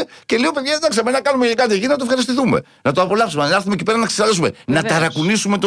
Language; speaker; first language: Greek; native; Greek